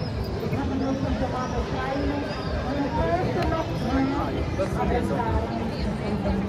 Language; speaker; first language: Italian; non-native, fluent; Ukrainian